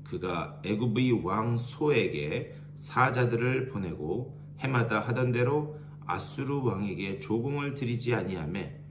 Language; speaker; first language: Korean; native; Korean